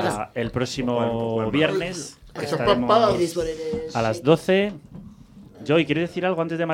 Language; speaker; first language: Spanish; native; Spanish